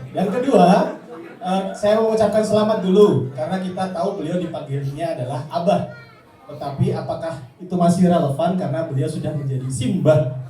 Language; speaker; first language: Indonesian; native; Indonesian